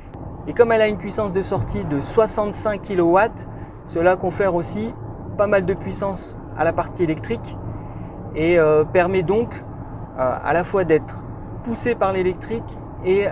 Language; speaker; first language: French; native; French